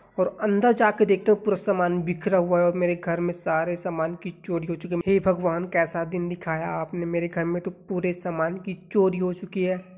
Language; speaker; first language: Hindi; native; Hindi